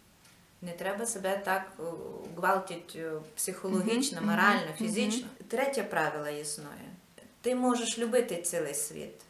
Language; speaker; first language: Polish; non-native, learner; Ukrainian